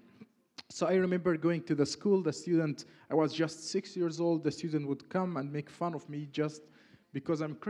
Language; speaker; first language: English; non-native, fluent; Arabic